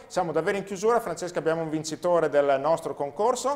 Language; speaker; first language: Italian; native; Italian